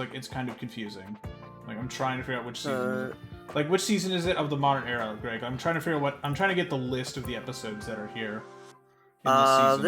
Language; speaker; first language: English; native; English